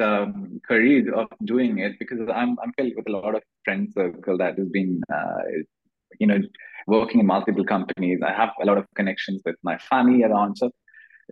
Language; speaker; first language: English; non-native, local second language; Malayalam